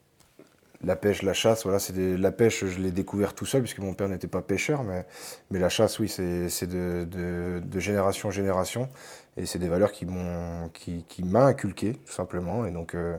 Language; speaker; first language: French; native; French